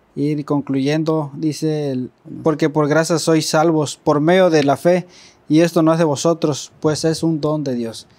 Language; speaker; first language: Spanish; native; Spanish